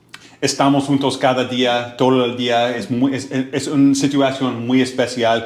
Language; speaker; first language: Spanish; non-native, learner; English